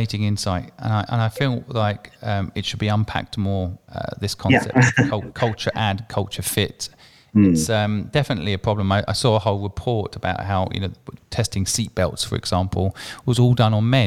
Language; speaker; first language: English; native; English